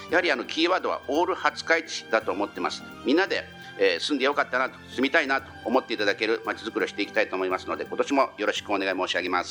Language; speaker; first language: Japanese; native; Japanese